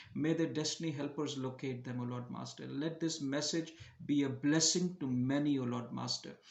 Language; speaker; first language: English; non-native, local second language; Hindi